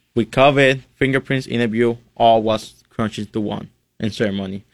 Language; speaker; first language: English; non-native, fluent; Spanish